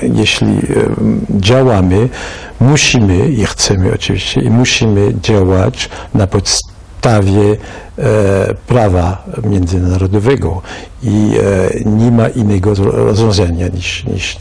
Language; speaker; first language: Polish; non-native, fluent; French